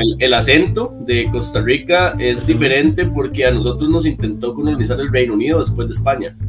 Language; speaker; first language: Spanish; native; Spanish